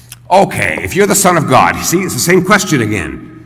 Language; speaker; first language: English; early bilingual, other home language; Spanish